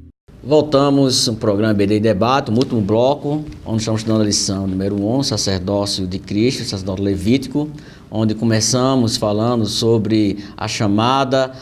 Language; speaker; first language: Portuguese; native; Portuguese